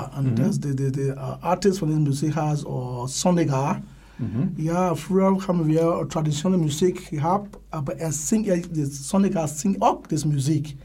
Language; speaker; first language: German; non-native, learner; English